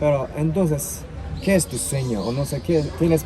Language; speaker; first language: Spanish; non-native, fluent; Japanese